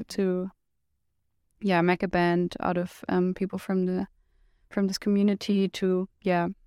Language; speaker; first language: English; non-native, fluent; German